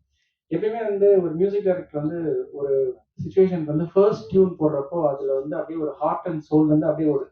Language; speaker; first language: Tamil; native; Tamil